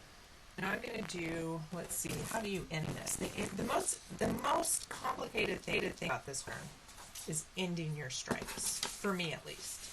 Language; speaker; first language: English; native; English